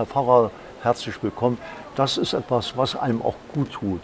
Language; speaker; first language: German; native; German